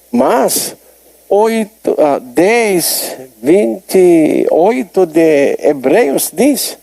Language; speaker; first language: Portuguese; non-native, learner; Filipino